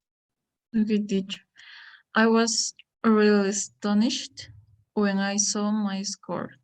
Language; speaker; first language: English; non-native, learner; Spanish